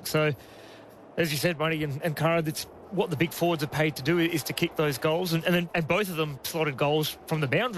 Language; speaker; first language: English; native; English